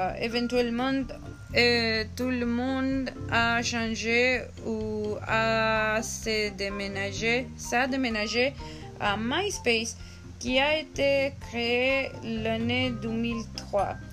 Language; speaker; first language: French; non-native, learner; Spanish